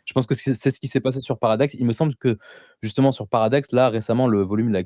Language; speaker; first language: French; native; French